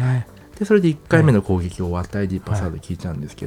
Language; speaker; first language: Japanese; native; Japanese